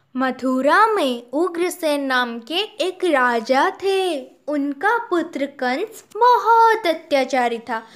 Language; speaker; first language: Hindi; non-native, local second language; Odia